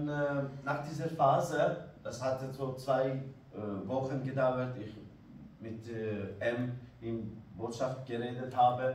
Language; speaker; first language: German; non-native, learner; Kurdish